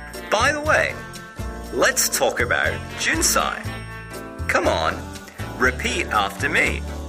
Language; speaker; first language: English; native; English